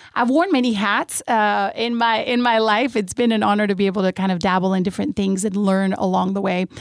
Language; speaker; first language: English; early bilingual, other home language; Spanish